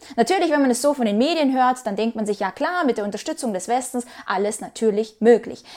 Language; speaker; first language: German; non-native, fluent; Ukrainian